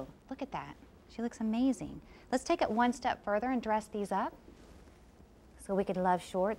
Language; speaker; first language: English; native; English